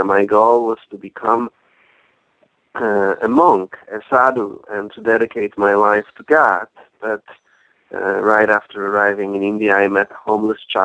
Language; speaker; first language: English; non-native, fluent; Polish